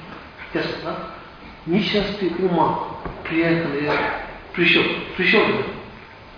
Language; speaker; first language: Russian; non-native, learner; Tibetan